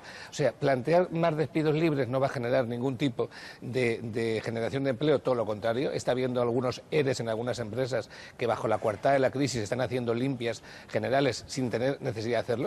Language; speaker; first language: Spanish; native; Spanish